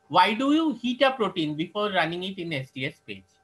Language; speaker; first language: English; non-native, local second language; Bangla